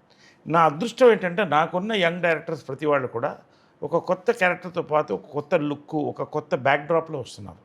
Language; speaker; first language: Telugu; native; Telugu